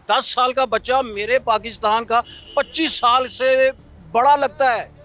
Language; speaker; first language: Urdu; non-native, local second language; Punjabi